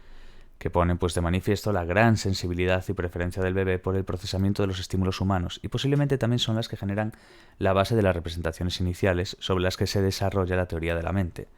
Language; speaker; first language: Spanish; native; Spanish